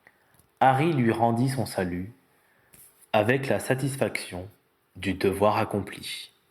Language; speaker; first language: French; native; French